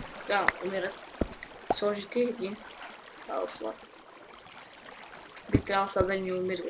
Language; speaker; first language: Bulgarian; native; Bulgarian